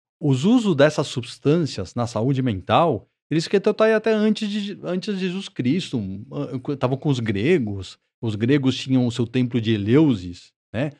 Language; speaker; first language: Portuguese; early bilingual, other home language; Spanish